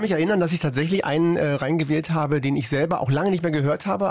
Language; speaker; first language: German; native; German